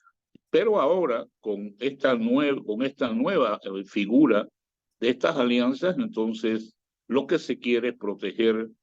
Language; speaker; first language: Spanish; native; Spanish